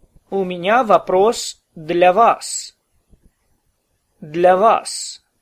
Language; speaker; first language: Russian; non-native, learner; English